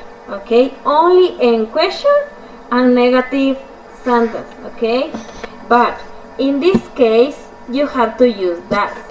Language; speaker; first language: English; non-native, fluent; Spanish